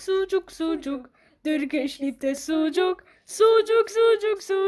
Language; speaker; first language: Turkish; early bilingual, heritage; Turkish